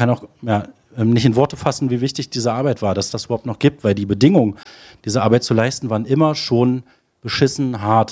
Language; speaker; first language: German; native; German